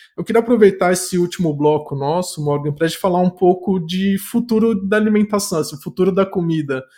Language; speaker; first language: Portuguese; native; Portuguese